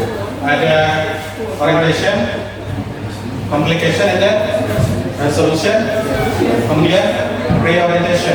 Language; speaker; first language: English; non-native, fluent; Indonesian